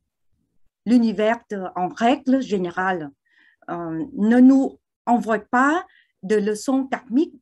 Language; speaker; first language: French; non-native, learner; Vietnamese